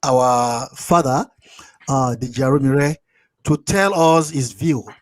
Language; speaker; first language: English; non-native, local second language; Yoruba